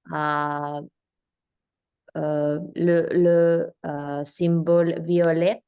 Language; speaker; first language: French; non-native, learner; English